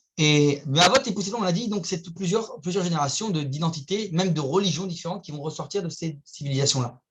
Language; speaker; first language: French; native; French